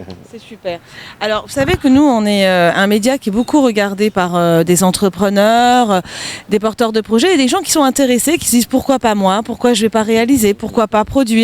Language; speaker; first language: French; native; French